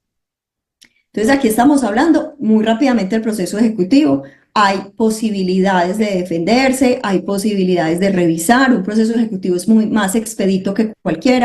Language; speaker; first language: Spanish; native; Spanish